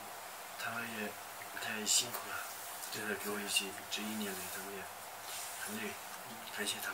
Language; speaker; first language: Chinese; non-native, local second language; Tibetan